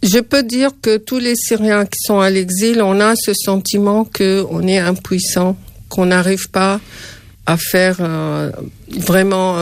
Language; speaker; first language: French; non-native, fluent; Arabic